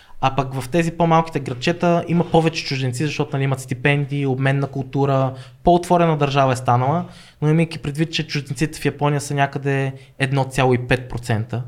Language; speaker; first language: Bulgarian; native; Bulgarian